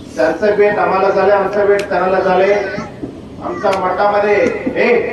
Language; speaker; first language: Marathi; non-native, local second language; Kannada